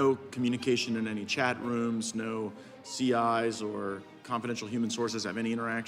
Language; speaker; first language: English; native; English